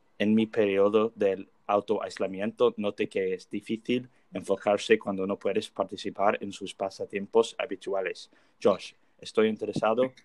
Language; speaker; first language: Spanish; non-native, learner; English